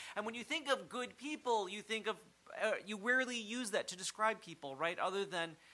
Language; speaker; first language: English; native; English